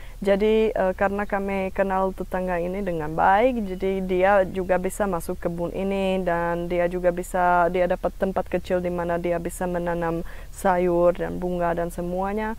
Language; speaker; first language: Indonesian; non-native, fluent; Czech